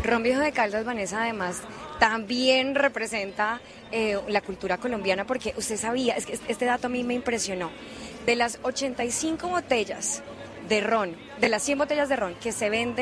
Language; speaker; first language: Spanish; native; Spanish